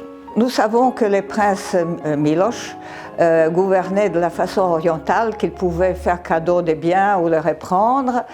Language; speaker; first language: French; non-native, fluent; Serbian